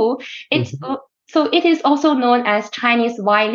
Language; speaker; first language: English; non-native, fluent; Chinese